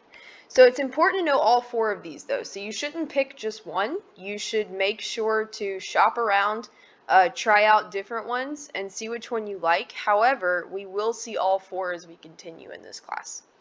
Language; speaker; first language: English; native; English